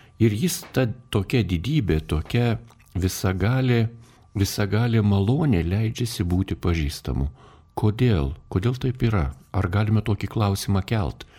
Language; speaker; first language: Lithuanian; native; Lithuanian